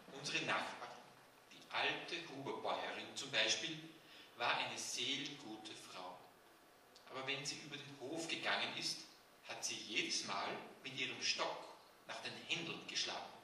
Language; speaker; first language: German; native; German